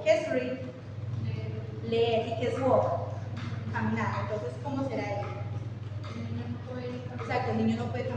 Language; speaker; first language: Spanish; non-native, fluent; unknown